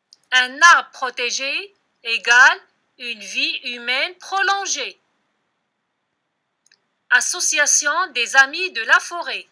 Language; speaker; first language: French; non-native, local second language; Arabic